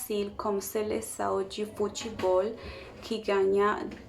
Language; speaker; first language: Portuguese; non-native, learner; Spanish